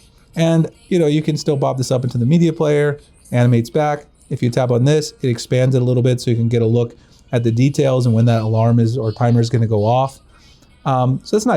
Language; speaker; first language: English; native; English